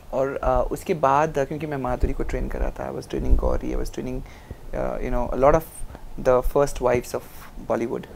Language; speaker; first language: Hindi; non-native, local second language; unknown